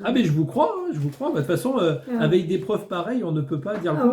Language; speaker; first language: French; native; French